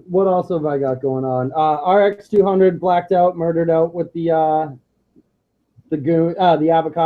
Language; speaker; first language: English; native; English